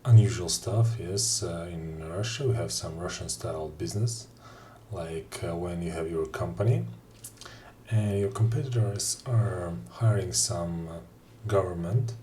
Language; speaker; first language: English; non-native, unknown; Russian